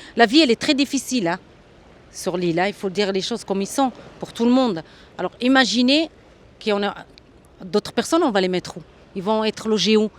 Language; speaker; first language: French; early bilingual, other home language; Arabic